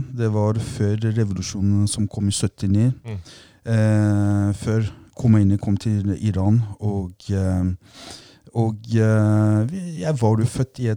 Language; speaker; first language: Norwegian; early bilingual, other home language; Persian